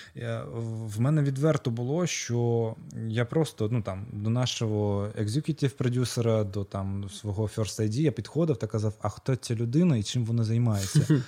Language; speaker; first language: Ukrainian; non-native, local second language; Russian